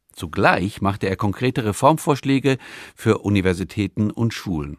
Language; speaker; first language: German; native; German